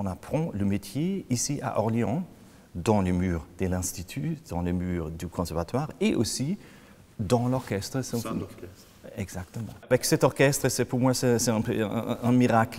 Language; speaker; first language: French; non-native, fluent; German